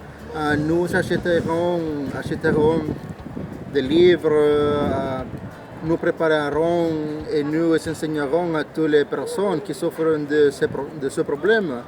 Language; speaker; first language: French; non-native, learner; Spanish